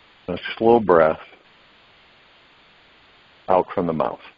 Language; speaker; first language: English; native; English